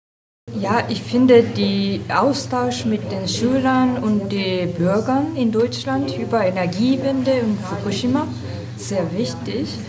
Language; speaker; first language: German; non-native, learner; Japanese